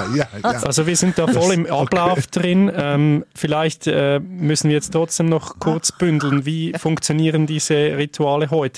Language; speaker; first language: German; native; German